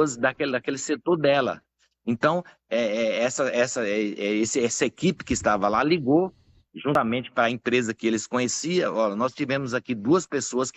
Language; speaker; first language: Portuguese; native; Portuguese